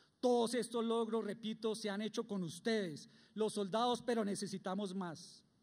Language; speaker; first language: Spanish; native; Spanish